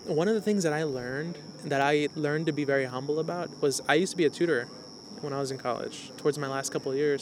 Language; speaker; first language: English; native; English